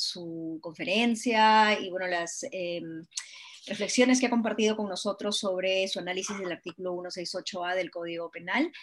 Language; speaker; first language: Spanish; native; Spanish